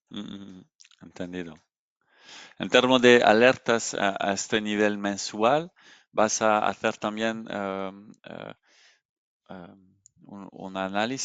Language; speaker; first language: Spanish; non-native, learner; French